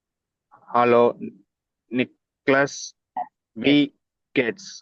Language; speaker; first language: German; non-native, learner; Tamil